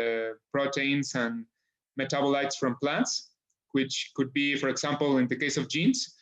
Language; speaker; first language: English; non-native, fluent; Spanish